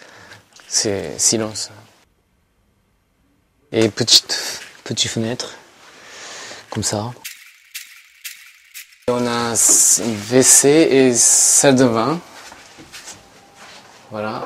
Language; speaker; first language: French; non-native, learner; Japanese